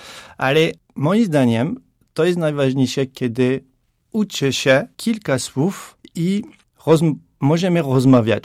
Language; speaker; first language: Polish; non-native, learner; French